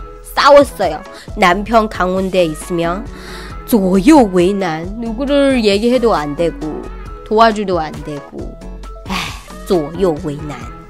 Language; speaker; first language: Korean; non-native, fluent; Chinese